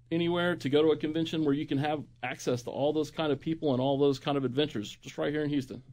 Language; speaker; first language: English; native; English